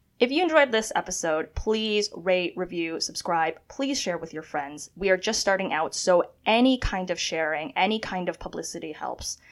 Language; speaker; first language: English; early bilingual, other home language; Chinese